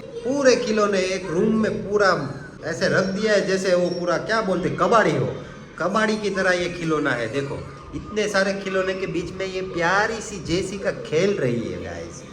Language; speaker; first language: Hindi; non-native, local second language; Gujarati